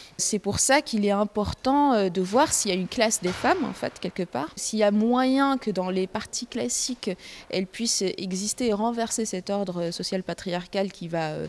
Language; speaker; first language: French; non-native, local second language; Arabic